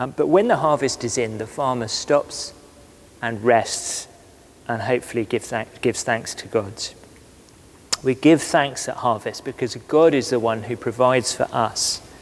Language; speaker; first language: English; native; English